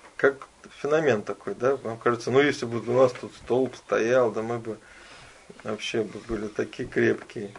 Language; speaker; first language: Russian; native; Russian